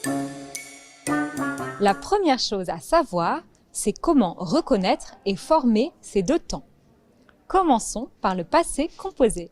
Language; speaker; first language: French; native; French